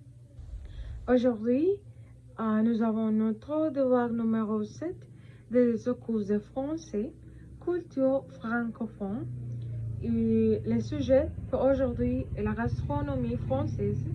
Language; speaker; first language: French; non-native, learner; Spanish